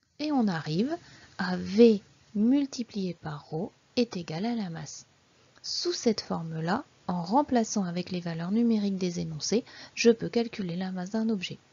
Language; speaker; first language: French; native; French